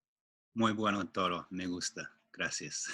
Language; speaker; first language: Spanish; non-native, learner; English